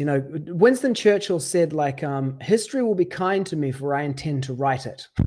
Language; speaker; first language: English; native; English